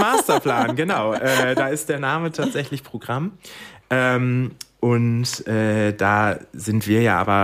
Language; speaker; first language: German; native; German